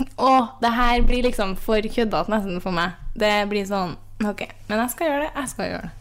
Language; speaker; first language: Norwegian; native; Norwegian